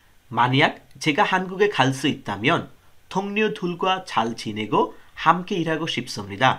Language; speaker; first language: Korean; non-native, learner; Bangla